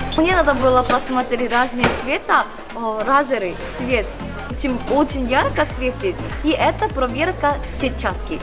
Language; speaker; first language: Russian; non-native, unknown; Korean